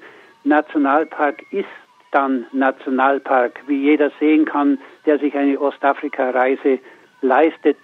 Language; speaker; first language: German; native; German